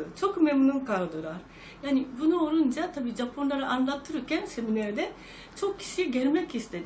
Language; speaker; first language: Turkish; non-native, fluent; Japanese